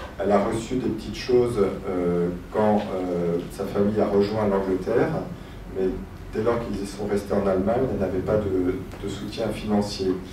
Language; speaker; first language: French; native; French